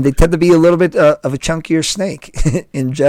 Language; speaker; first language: English; native; English